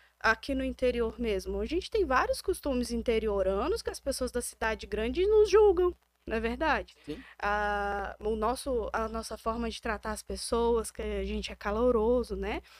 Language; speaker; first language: Portuguese; native; Portuguese